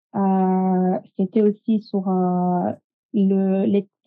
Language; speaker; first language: French; non-native, fluent; Portuguese